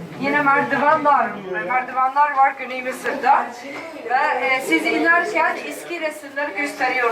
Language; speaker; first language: Turkish; non-native, learner; Arabic